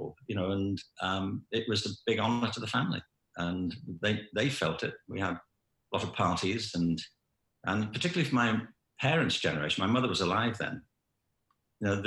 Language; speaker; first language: English; native; English